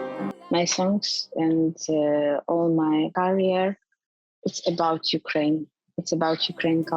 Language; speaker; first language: English; non-native, learner; Ukrainian